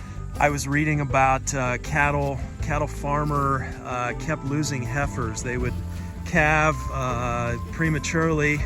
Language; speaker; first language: English; native; English